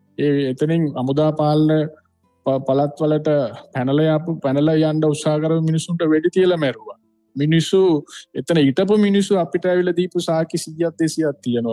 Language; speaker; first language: Sinhala; non-native, local second language; Tamil